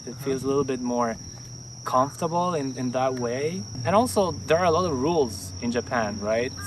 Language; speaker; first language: English; non-native, fluent; Italian